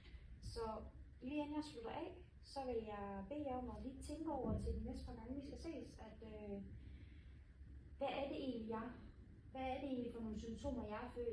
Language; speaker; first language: Danish; native; Danish